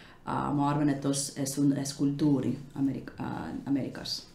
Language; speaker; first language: Estonian; non-native, learner; English